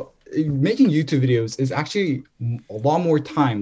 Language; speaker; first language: English; non-native, fluent; Korean